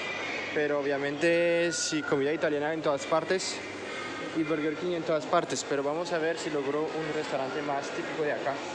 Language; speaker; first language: Spanish; non-native, fluent; French